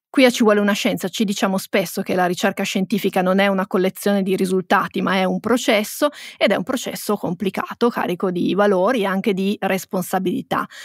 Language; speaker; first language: Italian; native; Italian